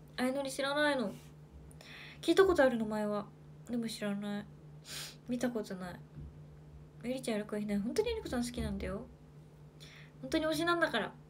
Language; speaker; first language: Japanese; native; Japanese